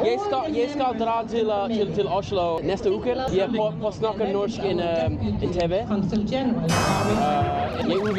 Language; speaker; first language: Norwegian; non-native, learner; English